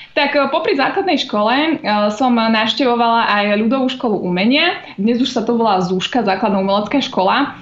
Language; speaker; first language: Slovak; native; Slovak